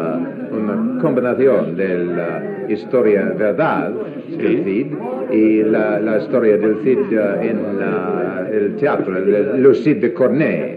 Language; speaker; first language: Spanish; non-native, learner; English